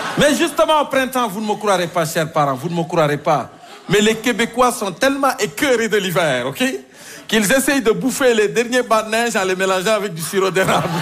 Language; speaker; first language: French; native; French